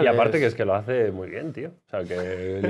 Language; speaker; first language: Spanish; native; Spanish